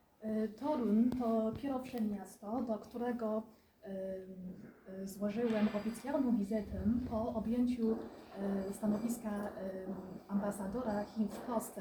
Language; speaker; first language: Polish; non-native, fluent; Chinese